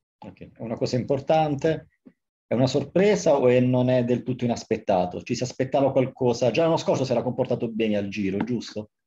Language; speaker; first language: Italian; native; Italian